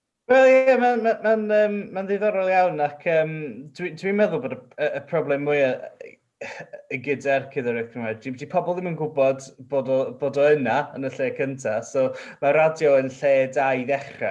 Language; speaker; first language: Welsh; non-native, local second language; English